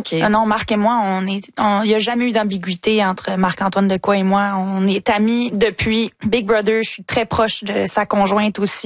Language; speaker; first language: French; native; French